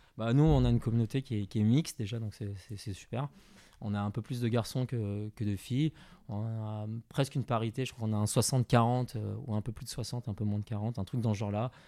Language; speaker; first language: French; early bilingual, other home language; Chinese